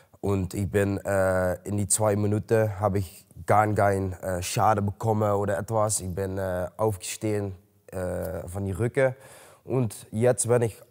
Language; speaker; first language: German; non-native, learner; Dutch